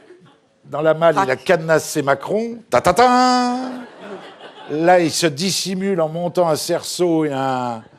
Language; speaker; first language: French; native; French